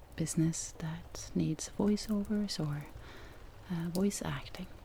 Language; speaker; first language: English; non-native, fluent; Norwegian